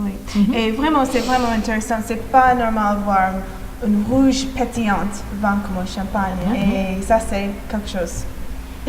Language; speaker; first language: French; non-native, fluent; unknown